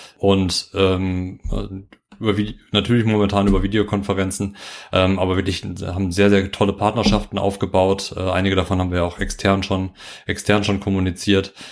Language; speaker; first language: German; native; German